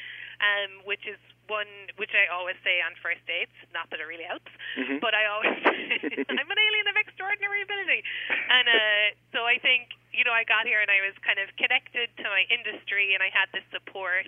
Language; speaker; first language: English; native; English